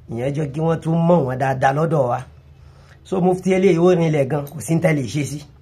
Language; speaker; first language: Yoruba; non-native, local second language; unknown